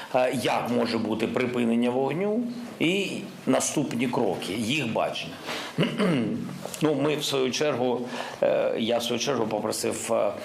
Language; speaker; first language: Ukrainian; non-native, local second language; Russian